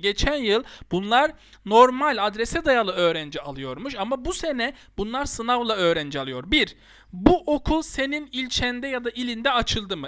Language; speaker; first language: Turkish; native; Turkish